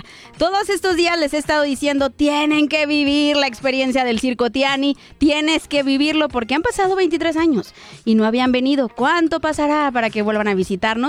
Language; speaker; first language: Spanish; native; Spanish